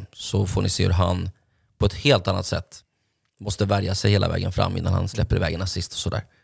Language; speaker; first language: Swedish; native; Swedish